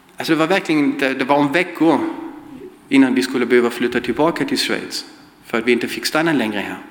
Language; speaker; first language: Swedish; non-native, fluent; German